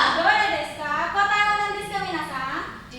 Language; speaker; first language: Japanese; non-native, learner; Indonesian